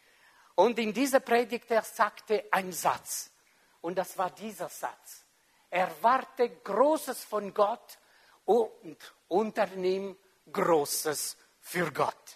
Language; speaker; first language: German; non-native, local second language; French